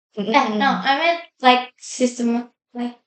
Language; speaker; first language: English; non-native, learner; Indonesian